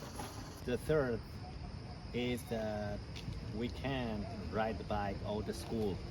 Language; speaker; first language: English; non-native, learner; Spanish